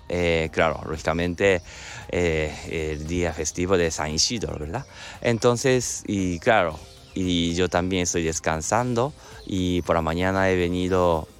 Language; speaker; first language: Spanish; non-native, learner; Japanese